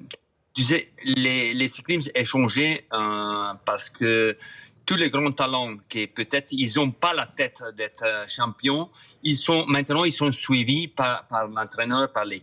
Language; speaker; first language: French; non-native, fluent; Italian